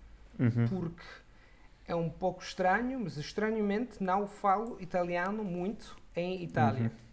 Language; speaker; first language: Portuguese; non-native, fluent; Italian